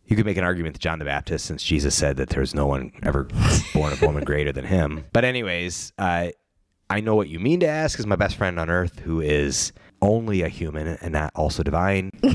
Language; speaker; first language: English; native; English